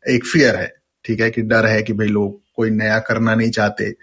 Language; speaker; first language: Hindi; non-native, local second language; Bhojpuri